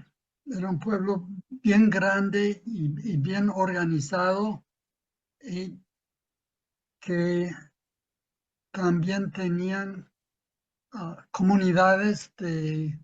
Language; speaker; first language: Spanish; non-native, fluent; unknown